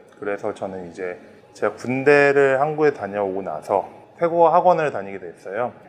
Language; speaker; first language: Korean; early bilingual, heritage; Korean